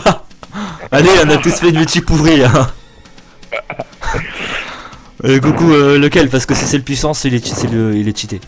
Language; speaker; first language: French; native; French